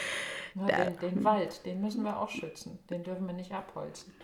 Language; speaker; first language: German; native; German